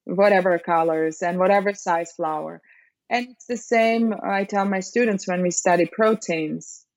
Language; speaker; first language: English; non-native, fluent; Serbian